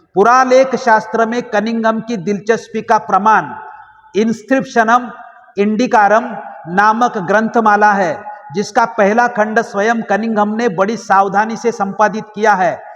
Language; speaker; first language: Hindi; non-native, local second language; Marathi